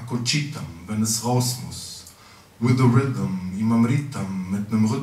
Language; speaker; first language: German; early bilingual, other home language; Croatian